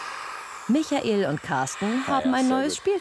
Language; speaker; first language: German; native; German